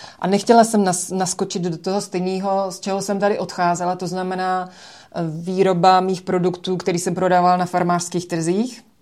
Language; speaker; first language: Czech; native; Czech